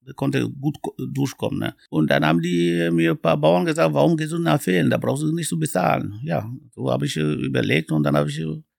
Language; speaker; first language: German; non-native, fluent; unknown